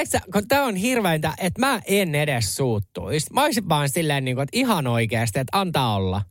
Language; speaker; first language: Finnish; native; Finnish